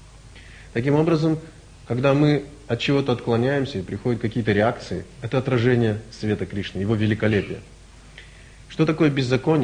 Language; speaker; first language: Russian; native; Russian